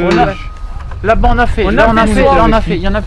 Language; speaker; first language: French; non-native, learner; Pashto